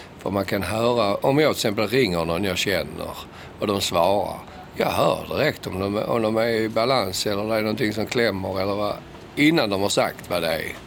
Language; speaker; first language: Swedish; native; Swedish